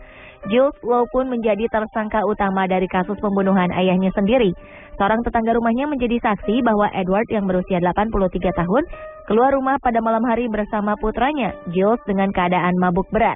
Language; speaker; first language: Indonesian; native; Indonesian